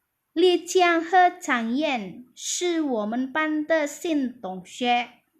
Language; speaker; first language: Chinese; non-native, fluent; Indonesian